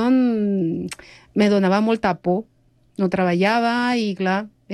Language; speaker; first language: Catalan; non-native, fluent; Spanish